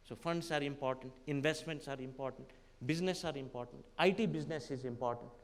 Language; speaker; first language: English; non-native, local second language; Nepali